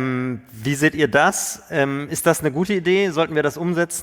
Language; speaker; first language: German; native; German